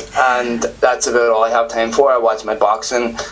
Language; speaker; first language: English; native; English